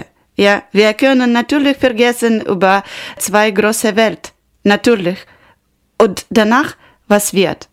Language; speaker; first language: German; non-native, learner; Ukrainian